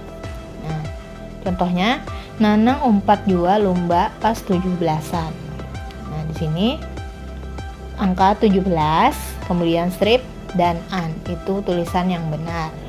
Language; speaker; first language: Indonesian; non-native, local second language; Banjar